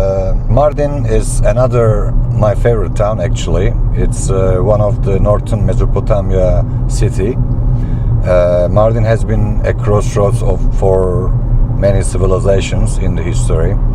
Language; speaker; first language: English; non-native, fluent; Turkish